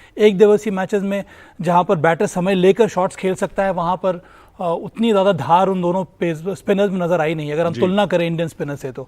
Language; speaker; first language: Hindi; native; Hindi